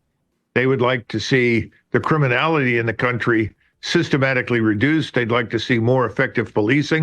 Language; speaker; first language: English; native; English